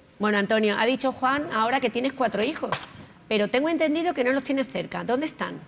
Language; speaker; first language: Spanish; native; Spanish